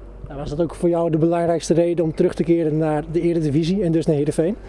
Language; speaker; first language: Dutch; native; Dutch